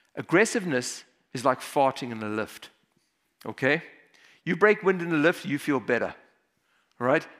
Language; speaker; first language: English; native; English